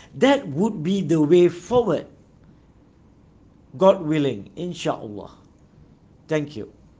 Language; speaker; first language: English; non-native, local second language; Malay